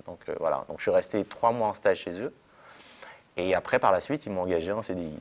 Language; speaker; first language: French; native; French